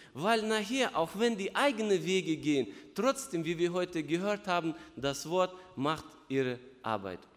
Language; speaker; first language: German; non-native, fluent; Russian